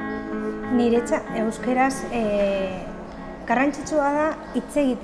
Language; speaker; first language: Basque; non-native, local second language; Spanish